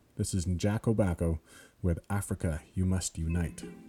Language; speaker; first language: English; native; English